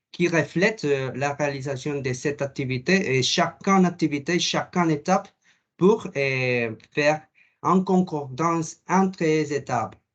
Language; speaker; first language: French; non-native, learner; Spanish